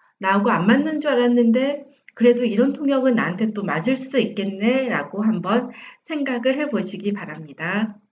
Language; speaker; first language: Korean; native; Korean